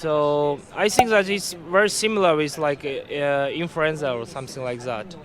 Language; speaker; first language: English; non-native, learner; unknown